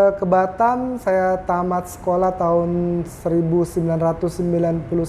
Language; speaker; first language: Indonesian; native; Indonesian